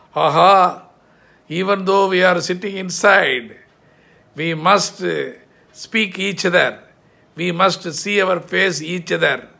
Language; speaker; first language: English; non-native, local second language; Tamil